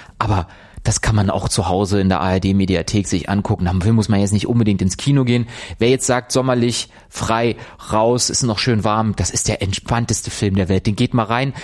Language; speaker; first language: German; native; German